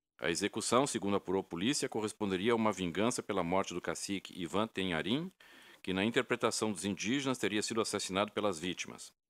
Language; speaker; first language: Portuguese; native; Portuguese